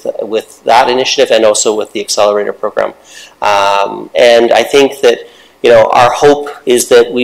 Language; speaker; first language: English; native; English